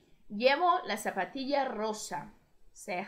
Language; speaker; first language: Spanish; non-native, fluent; Portuguese